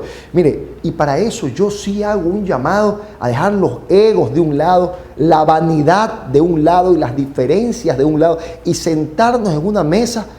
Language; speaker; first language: Spanish; native; Spanish